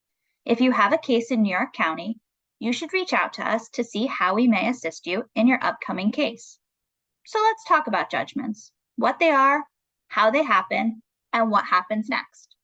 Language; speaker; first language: English; native; English